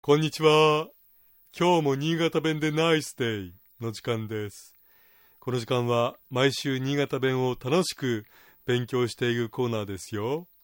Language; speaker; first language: Japanese; native; Japanese